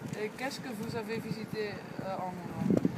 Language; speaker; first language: French; non-native, learner; Dutch